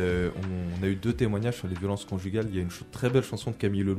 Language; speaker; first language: French; native; French